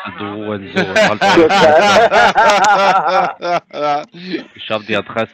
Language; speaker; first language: German; non-native, learner; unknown